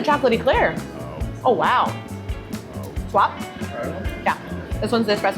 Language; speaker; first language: English; native; English